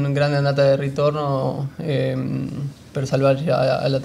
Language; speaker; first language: Italian; non-native, fluent; Spanish